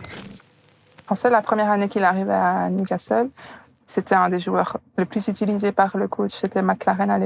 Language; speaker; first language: French; native; French